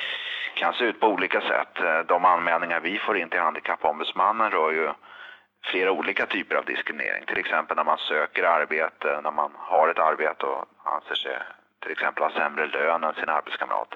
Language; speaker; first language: Swedish; native; Swedish